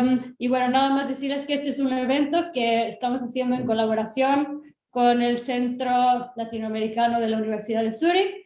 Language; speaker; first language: Spanish; native; Spanish